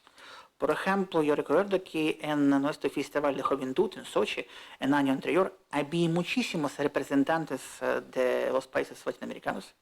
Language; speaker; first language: Spanish; non-native, fluent; Russian